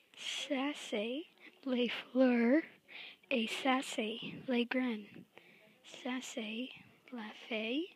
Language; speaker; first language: French; non-native, learner; English